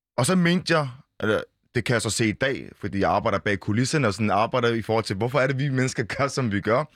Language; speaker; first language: Danish; early bilingual, other home language; Arabic